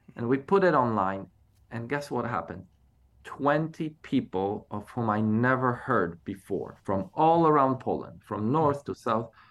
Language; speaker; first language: English; non-native, fluent; Polish